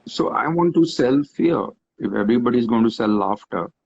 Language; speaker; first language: English; non-native, local second language; Hindi